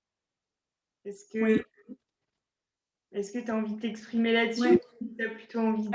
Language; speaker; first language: French; native; French